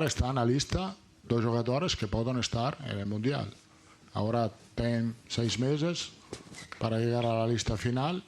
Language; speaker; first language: Portuguese; non-native, learner; Italian